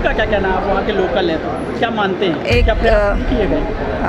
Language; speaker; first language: Hindi; native; Hindi